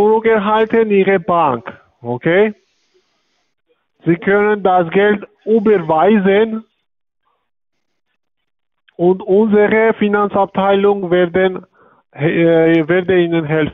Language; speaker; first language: German; non-native, learner; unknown